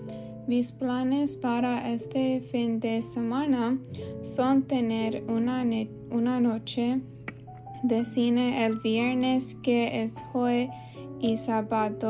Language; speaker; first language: Spanish; non-native, learner; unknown